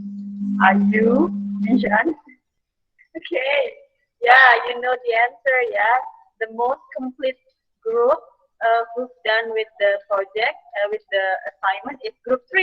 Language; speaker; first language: English; non-native, fluent; Indonesian